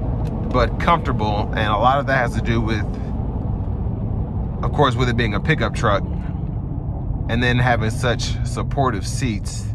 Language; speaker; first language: English; native; English